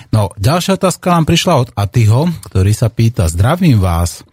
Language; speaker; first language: Slovak; native; Slovak